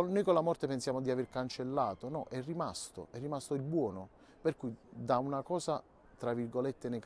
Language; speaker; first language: Italian; native; Italian